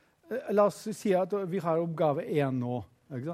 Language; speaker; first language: Norwegian; non-native, fluent; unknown